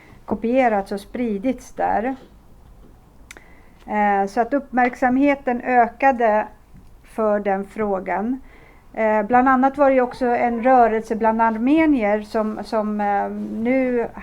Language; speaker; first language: Swedish; early bilingual, other home language; Assyrian Neo-Aramaic